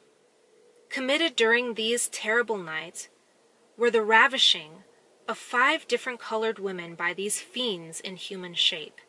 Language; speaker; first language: English; native; English